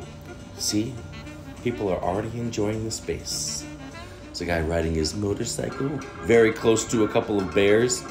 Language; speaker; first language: English; native; English